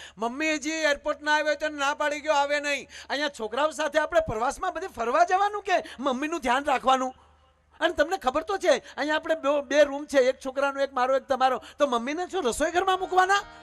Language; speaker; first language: Gujarati; native; Gujarati